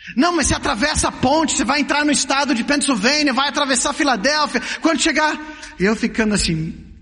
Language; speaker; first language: Portuguese; early bilingual, other home language; English